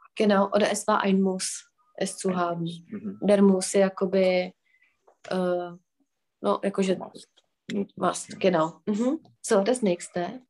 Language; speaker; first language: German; non-native, fluent; Czech